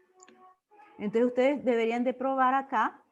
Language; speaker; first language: Spanish; native; Spanish